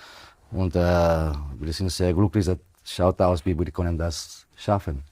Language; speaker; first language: German; non-native, fluent; Spanish